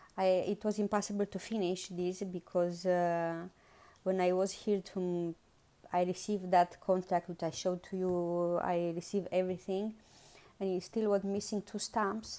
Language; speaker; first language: English; non-native, learner; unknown